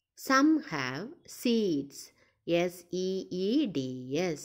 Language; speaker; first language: English; non-native, local second language; Tamil